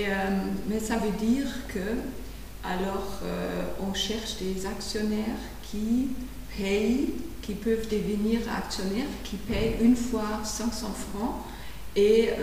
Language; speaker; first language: French; non-native, fluent; German